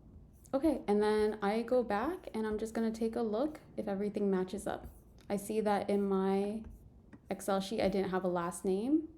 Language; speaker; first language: English; native; English